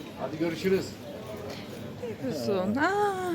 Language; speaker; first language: Turkish; native; Turkish